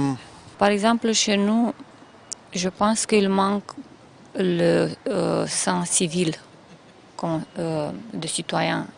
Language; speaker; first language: French; non-native, fluent; Romanian